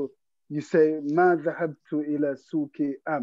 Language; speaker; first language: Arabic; non-native, learner; English